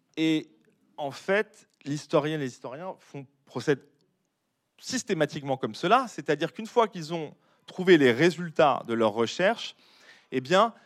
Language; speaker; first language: French; native; French